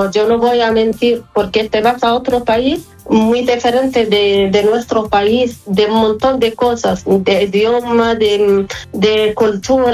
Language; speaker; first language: Spanish; non-native, fluent; Arabic